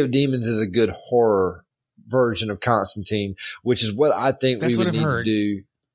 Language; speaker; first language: English; native; English